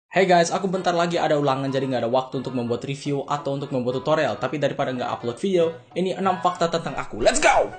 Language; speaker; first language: Indonesian; early bilingual, heritage; English